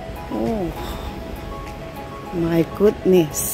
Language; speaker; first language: English; non-native, local second language; Filipino